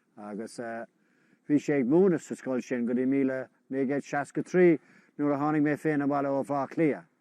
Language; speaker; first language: Irish; non-native, local second language; English